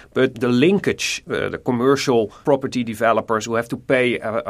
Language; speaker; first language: English; non-native, fluent; Dutch